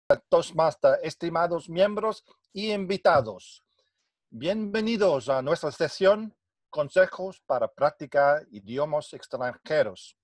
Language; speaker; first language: Spanish; non-native, fluent; English